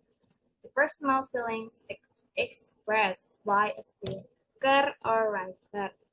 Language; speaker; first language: English; non-native, learner; Indonesian